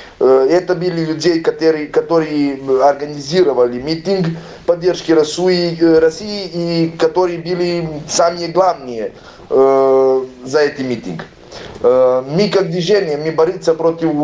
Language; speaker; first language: Russian; non-native, learner; Serbian